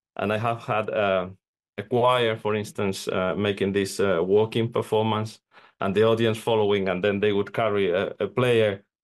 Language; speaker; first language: English; non-native, fluent; Spanish